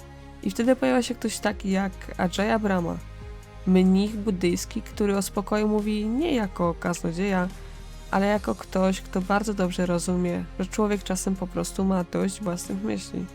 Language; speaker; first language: Polish; native; Polish